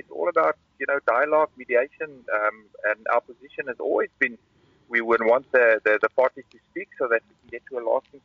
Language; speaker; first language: English; non-native, local second language; Afrikaans